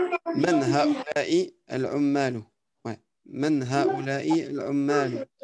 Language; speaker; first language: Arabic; non-native, fluent; French